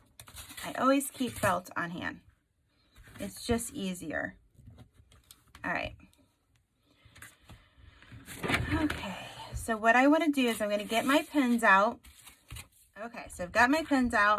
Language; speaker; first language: English; native; English